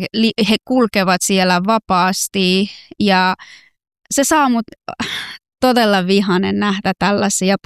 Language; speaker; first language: Finnish; non-native, fluent; Persian